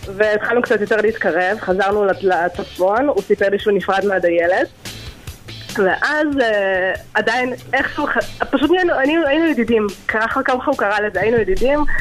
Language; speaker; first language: Hebrew; native; Hebrew